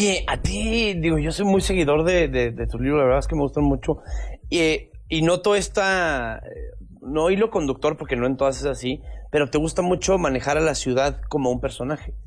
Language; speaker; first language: Spanish; native; Spanish